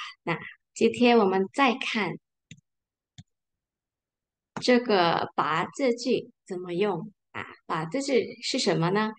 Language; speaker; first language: Chinese; non-native, fluent; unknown